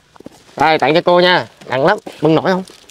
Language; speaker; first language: Vietnamese; native; Vietnamese